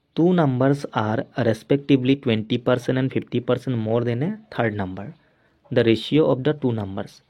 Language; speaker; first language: English; non-native, local second language; Assamese